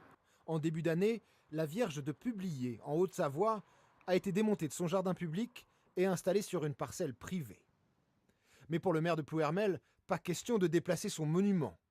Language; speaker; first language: French; native; French